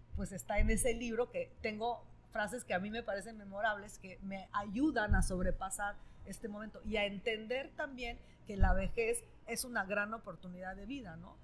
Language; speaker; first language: Spanish; non-native, fluent; Italian